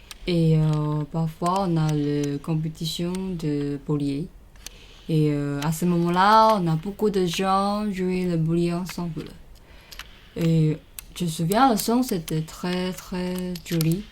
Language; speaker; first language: French; non-native, learner; Chinese